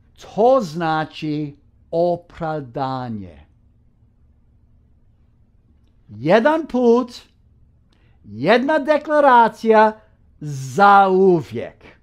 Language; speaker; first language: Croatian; early bilingual, heritage; Croatian